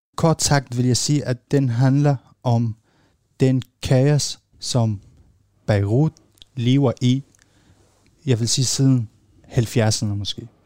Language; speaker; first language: Danish; non-native, fluent; Arabic